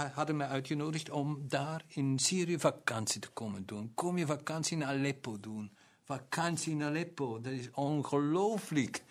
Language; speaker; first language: Dutch; non-native, local second language; German